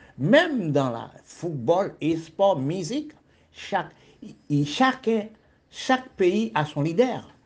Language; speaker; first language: French; non-native, local second language; Haitian Creole